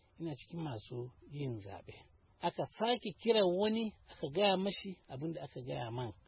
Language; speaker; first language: Hausa; non-native, local second language; Fula